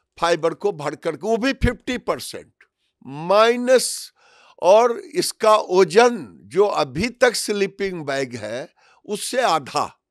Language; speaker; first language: Hindi; native; Hindi